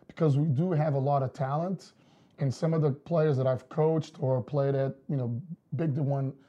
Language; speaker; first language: English; non-native, fluent; Portuguese